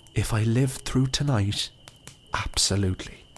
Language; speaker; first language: English; native; English